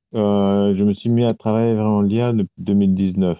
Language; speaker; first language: French; non-native, fluent; Romanian